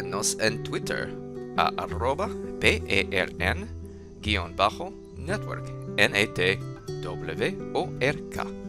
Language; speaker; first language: Spanish; non-native, learner; English